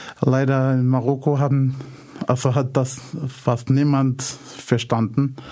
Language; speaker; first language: German; non-native, fluent; Arabic